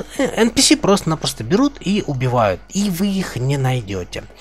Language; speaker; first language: Russian; native; Russian